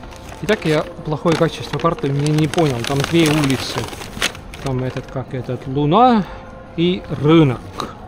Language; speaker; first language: Russian; non-native, local second language; Estonian